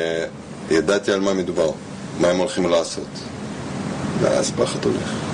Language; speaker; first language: Hebrew; non-native, fluent; Russian